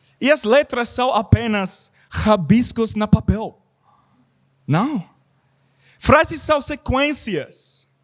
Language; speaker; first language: Portuguese; non-native, learner; English